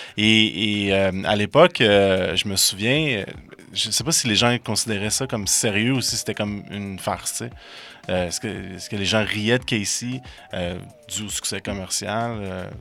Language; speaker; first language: French; native; French